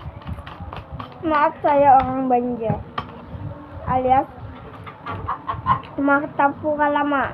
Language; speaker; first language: Indonesian; non-native, local second language; Banjar